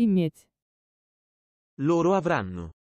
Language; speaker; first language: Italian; non-native, fluent; Russian